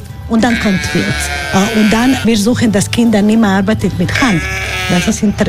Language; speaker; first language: German; non-native, learner; Croatian